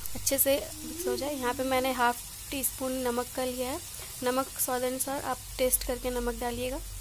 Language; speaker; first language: Hindi; non-native, local second language; Bangla